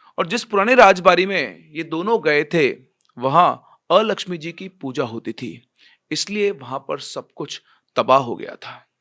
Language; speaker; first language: Hindi; native; Hindi